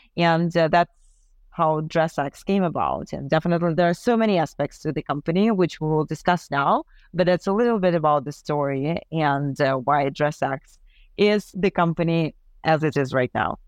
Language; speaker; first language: English; non-native, fluent; Ukrainian